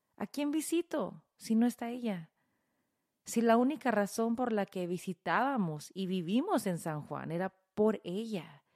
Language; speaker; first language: Spanish; early bilingual, heritage; Spanish